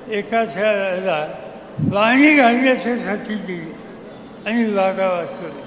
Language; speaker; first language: Marathi; native; Marathi